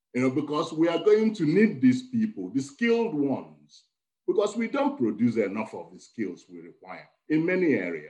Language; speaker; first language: English; non-native, local second language; Igbo